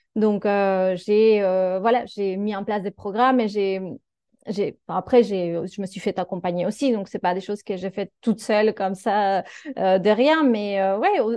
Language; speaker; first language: French; non-native, fluent; Spanish